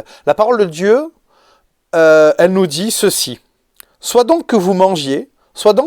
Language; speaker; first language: French; native; French